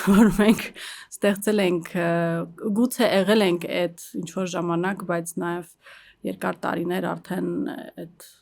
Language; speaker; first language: Armenian; early bilingual, heritage; Armenian